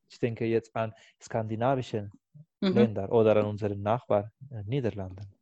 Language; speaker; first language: German; non-native, fluent; Spanish